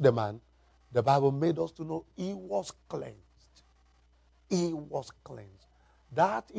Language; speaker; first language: English; non-native, local second language; Yoruba